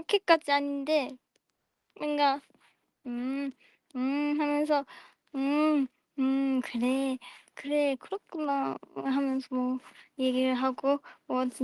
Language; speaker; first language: Korean; non-native, fluent; Japanese